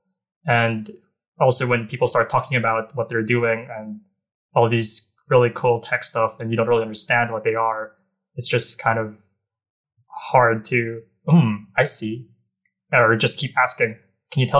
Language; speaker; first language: English; non-native, local second language; Filipino